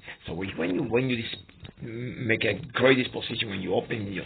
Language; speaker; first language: English; non-native, fluent; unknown